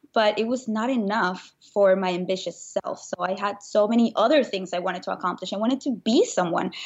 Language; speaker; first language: English; non-native, fluent; Spanish